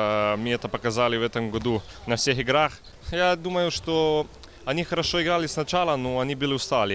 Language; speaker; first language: Russian; non-native, fluent; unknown